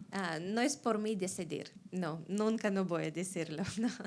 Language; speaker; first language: Spanish; non-native, fluent; Russian